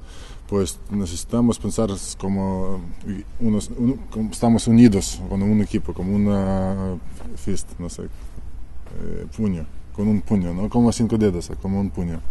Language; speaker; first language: Spanish; non-native, learner; Ukrainian